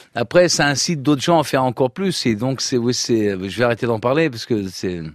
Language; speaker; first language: French; early bilingual, other home language; Portuguese